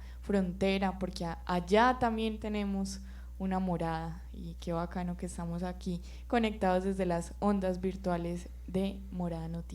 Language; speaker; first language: Spanish; native; Spanish